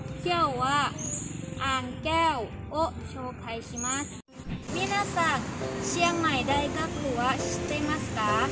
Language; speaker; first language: Japanese; non-native, learner; Thai